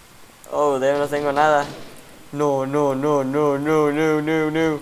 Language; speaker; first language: Spanish; native; Spanish